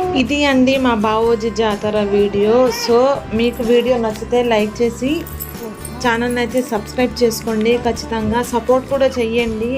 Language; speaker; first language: Telugu; non-native, local second language; Lambadi